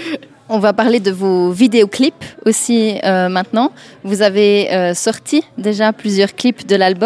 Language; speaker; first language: French; native; French